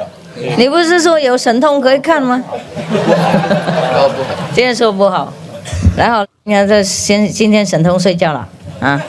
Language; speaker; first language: Chinese; non-native, fluent; Vietnamese